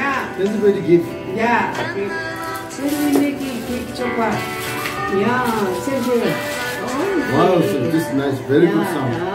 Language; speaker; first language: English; non-native, learner; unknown